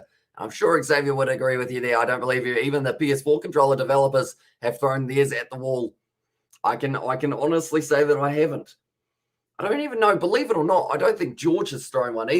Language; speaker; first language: English; native; English